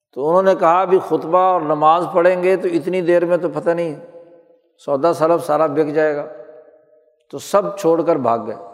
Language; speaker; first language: Urdu; native; Urdu